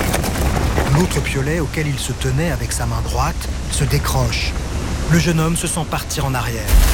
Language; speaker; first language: French; native; French